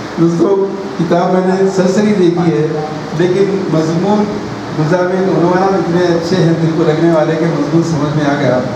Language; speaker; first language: Urdu; native; Urdu